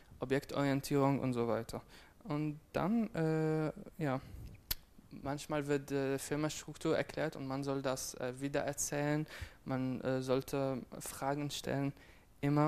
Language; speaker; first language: German; non-native, fluent; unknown